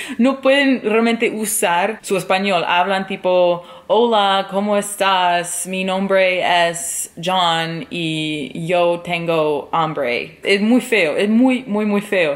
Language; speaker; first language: Spanish; non-native, fluent; English